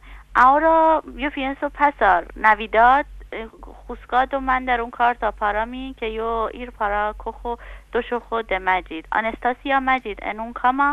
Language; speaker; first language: Spanish; non-native, learner; Persian